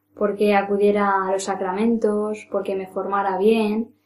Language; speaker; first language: Spanish; native; Spanish